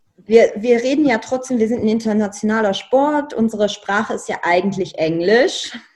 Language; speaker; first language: German; non-native, local second language; Luxembourgish